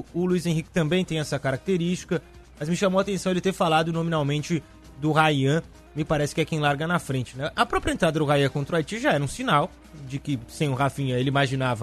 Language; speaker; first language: Portuguese; native; Portuguese